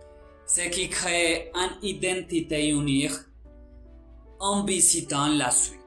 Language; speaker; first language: French; non-native, learner; Spanish